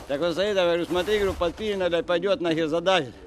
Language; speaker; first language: Russian; native; Russian